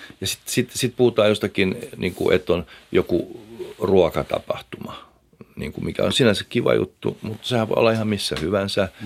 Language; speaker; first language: Finnish; native; Finnish